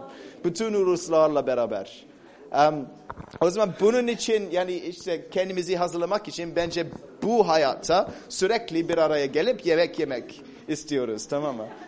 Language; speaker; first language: Turkish; non-native, fluent; English